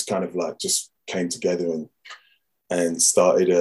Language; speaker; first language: English; native; English